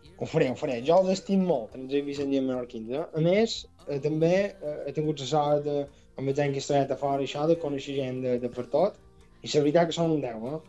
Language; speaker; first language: Catalan; native; Catalan